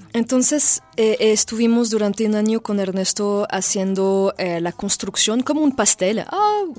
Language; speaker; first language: Spanish; non-native, fluent; French